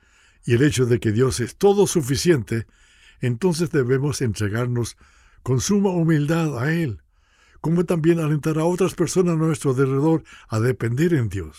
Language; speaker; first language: Spanish; non-native, fluent; English